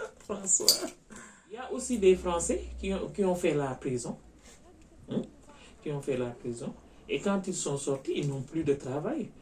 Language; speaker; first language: French; non-native, local second language; Wolof